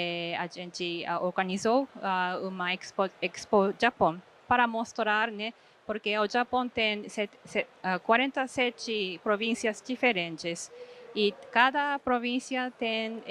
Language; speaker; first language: Portuguese; non-native, fluent; Japanese